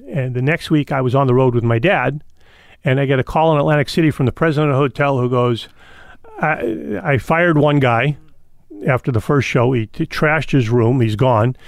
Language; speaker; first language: English; native; English